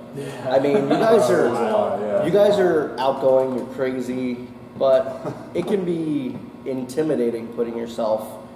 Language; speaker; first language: English; native; English